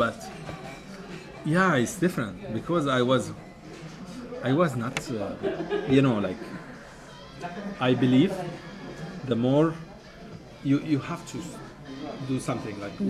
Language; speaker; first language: English; non-native, fluent; Arabic